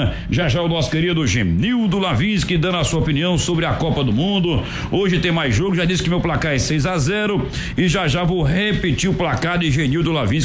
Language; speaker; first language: Portuguese; native; Portuguese